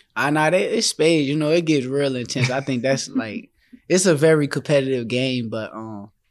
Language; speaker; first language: English; native; English